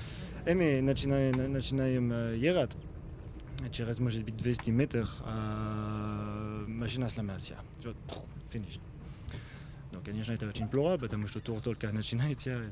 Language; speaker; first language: Russian; non-native, learner; French